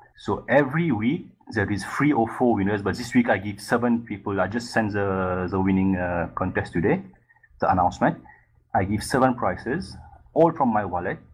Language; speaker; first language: English; non-native, fluent; Morisyen